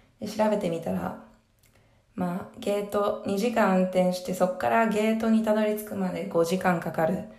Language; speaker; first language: Japanese; early bilingual, heritage; Japanese